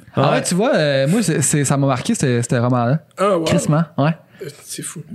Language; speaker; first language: French; native; French